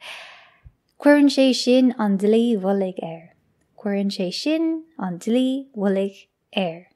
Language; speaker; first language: Irish; non-native, local second language; English